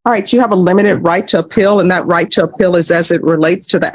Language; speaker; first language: English; native; English